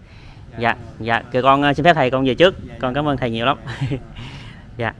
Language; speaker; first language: Vietnamese; native; Vietnamese